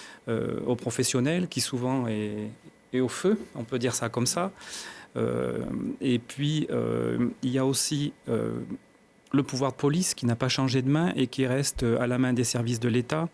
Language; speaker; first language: French; native; French